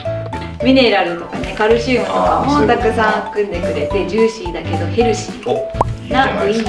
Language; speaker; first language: Japanese; native; Japanese